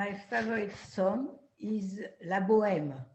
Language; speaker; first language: English; non-native, learner; French